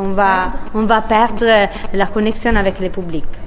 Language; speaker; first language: French; non-native, learner; Italian